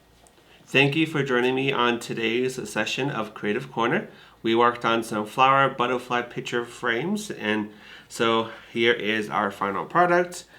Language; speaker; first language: English; native; English